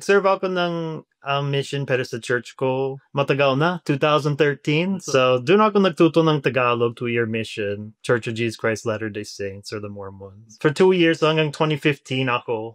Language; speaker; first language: Filipino; non-native, fluent; English